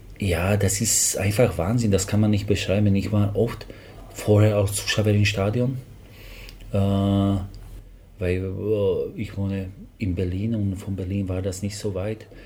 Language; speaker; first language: German; non-native, fluent; Slovak